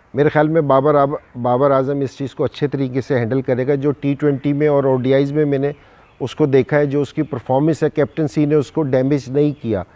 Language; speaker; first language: Urdu; non-native, local second language; Punjabi